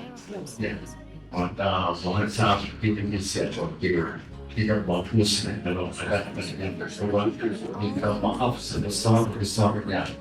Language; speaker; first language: Indonesian; non-native, learner; Thai